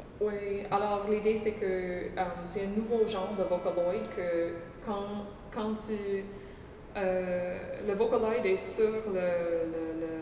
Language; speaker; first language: French; non-native, local second language; English